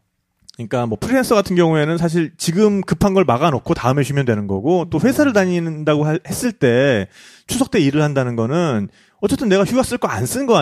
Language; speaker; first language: Korean; native; Korean